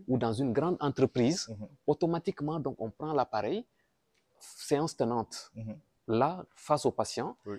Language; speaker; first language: French; non-native, local second language; Wolof